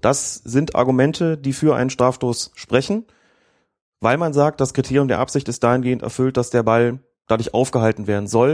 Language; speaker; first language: German; native; German